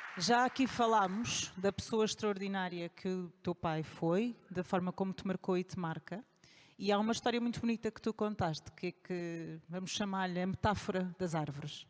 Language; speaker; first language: Portuguese; native; Portuguese